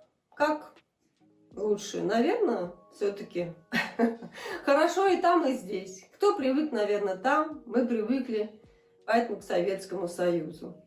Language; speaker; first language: Russian; native; Russian